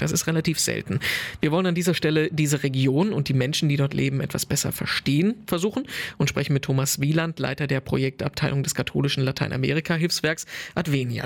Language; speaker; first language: German; native; German